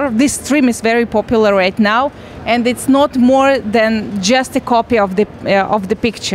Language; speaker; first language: English; non-native, learner; Russian